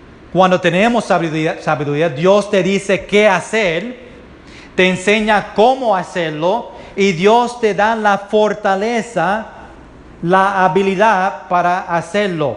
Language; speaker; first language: Spanish; early bilingual, heritage; Spanish